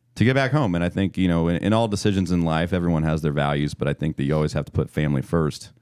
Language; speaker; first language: English; native; English